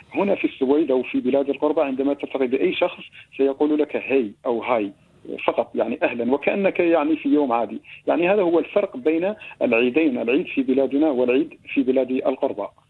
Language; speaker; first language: Arabic; native; Arabic